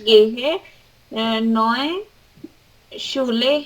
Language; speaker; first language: German; non-native, learner; Urdu